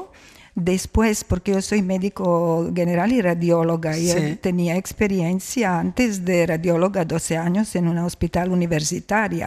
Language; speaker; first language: Spanish; non-native, fluent; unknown